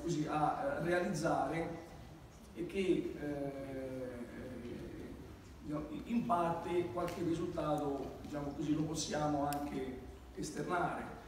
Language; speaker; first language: Italian; native; Italian